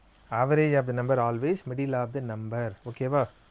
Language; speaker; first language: English; non-native, local second language; Tamil